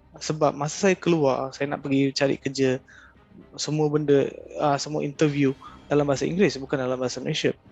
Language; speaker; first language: Malay; non-native, local second language; Tamil